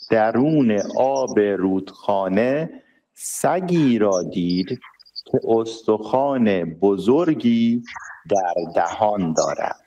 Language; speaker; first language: Persian; non-native, learner; Urdu